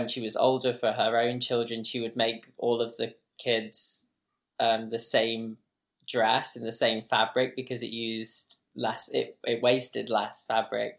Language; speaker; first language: English; native; English